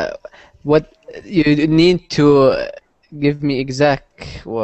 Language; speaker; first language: English; non-native, learner; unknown